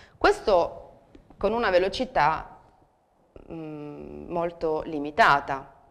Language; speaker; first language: Italian; native; Italian